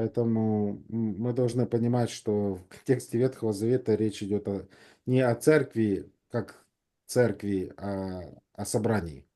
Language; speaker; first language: Russian; native; Russian